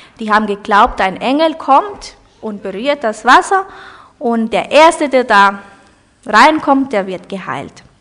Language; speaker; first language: German; early bilingual, heritage; German